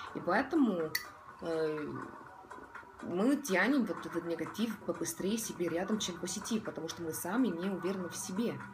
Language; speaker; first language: Russian; non-native, local second language; Estonian